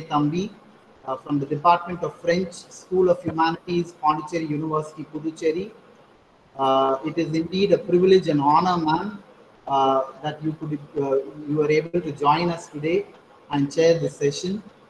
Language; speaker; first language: English; non-native, local second language; Tamil